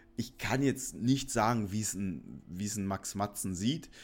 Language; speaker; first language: German; native; German